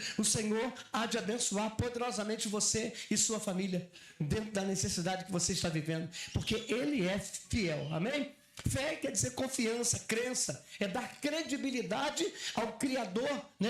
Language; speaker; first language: Portuguese; native; Portuguese